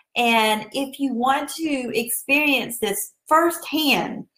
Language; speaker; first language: English; native; English